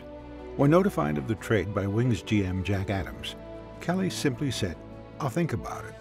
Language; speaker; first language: English; native; English